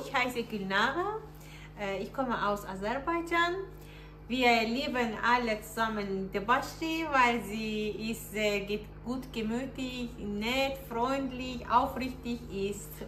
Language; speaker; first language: German; non-native, learner; Azerbaijani